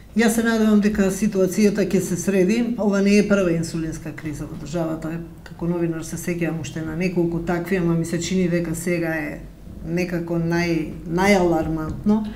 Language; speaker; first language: Macedonian; native; Macedonian